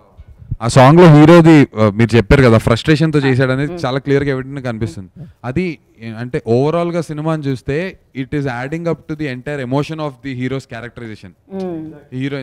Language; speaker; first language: Telugu; native; Telugu